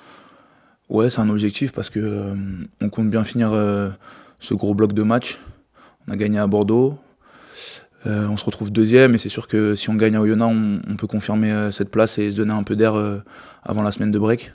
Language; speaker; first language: French; native; French